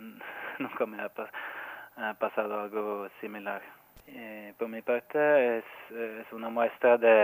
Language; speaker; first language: Spanish; non-native, fluent; Norwegian